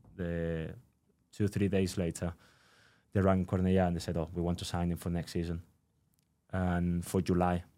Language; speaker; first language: English; non-native, fluent; Spanish